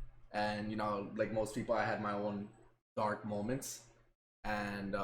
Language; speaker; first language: English; native; English